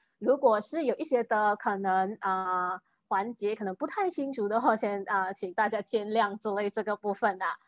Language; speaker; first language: Chinese; native; Chinese